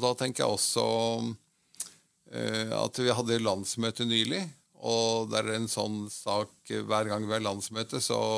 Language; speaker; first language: Norwegian; native; Norwegian